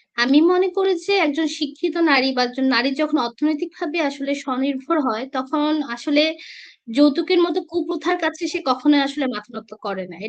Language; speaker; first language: Bangla; non-native, local second language; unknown